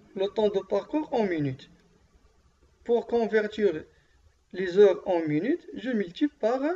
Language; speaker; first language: French; non-native, local second language; Arabic